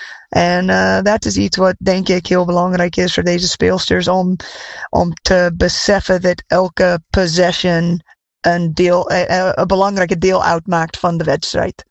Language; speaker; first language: Dutch; non-native, fluent; English